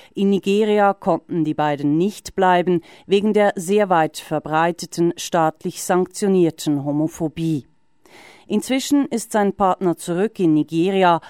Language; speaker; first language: German; native; German